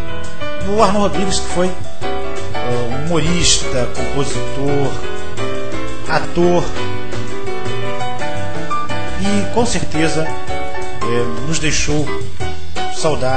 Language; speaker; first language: Portuguese; native; Portuguese